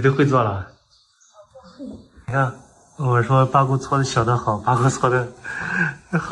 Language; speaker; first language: Chinese; native; Chinese